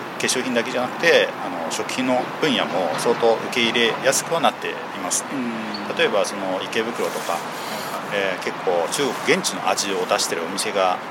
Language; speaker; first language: Japanese; early bilingual, other home language; Chinese